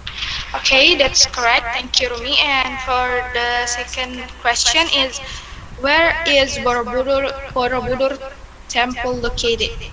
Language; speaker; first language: English; non-native, learner; Indonesian